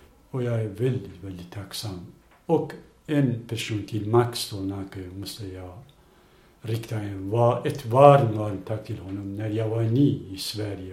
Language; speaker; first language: Swedish; non-native, fluent; Kurdish